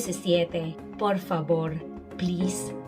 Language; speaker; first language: Spanish; non-native, learner; Filipino